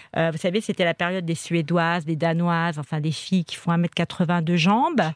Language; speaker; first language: French; native; French